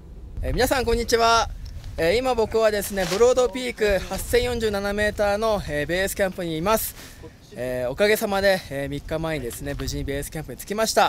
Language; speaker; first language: Japanese; native; Japanese